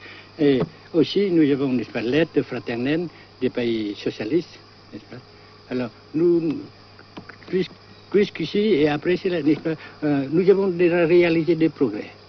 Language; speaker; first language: French; non-native, local second language; Vietnamese